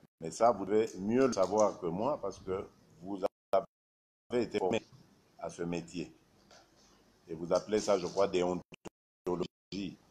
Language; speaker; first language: French; non-native, local second language; Luba-Lulua